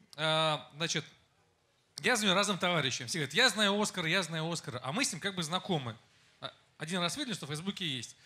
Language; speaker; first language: Russian; native; Russian